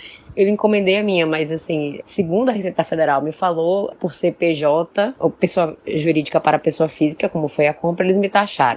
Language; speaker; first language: Portuguese; native; Portuguese